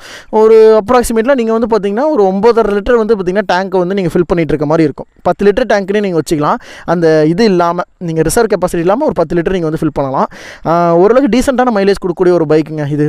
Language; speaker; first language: Tamil; native; Tamil